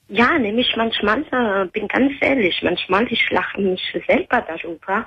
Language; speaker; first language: German; non-native, learner; Italian